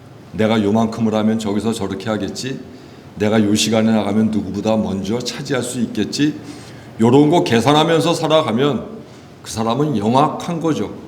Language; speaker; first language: Korean; native; Korean